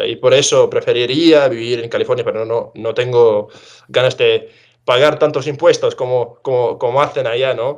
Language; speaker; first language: Spanish; non-native, fluent; English